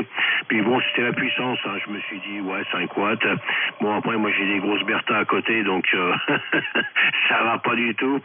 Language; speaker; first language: French; native; French